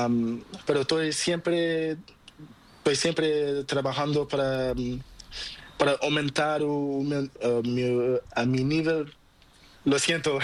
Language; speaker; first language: Spanish; non-native, learner; Portuguese